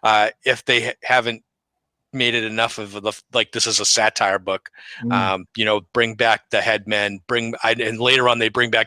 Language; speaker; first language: English; native; English